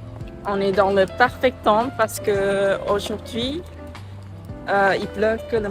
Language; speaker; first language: French; non-native, learner; Thai